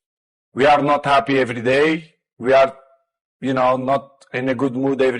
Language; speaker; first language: English; non-native, fluent; Portuguese